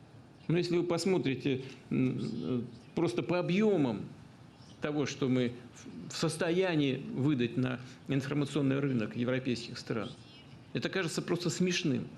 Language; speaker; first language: Russian; native; Russian